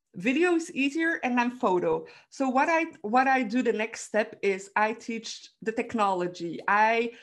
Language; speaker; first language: English; non-native, fluent; Dutch